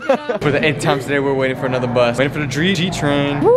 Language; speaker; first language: English; native; English